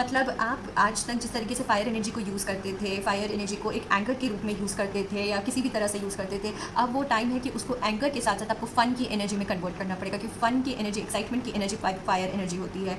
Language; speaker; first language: Hindi; native; Hindi